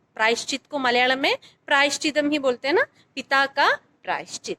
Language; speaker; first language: Hindi; non-native, fluent; Malayalam